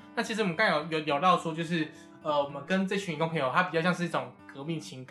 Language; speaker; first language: Chinese; native; Chinese